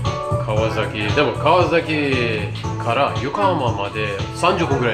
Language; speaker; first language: Japanese; non-native, learner; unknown